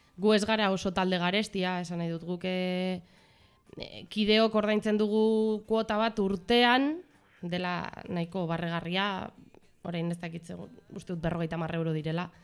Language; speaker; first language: Basque; non-native, local second language; Spanish